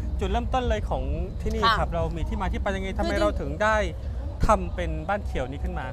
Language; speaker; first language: Thai; native; Thai